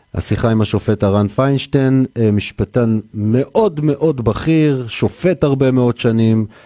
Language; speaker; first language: Hebrew; native; Hebrew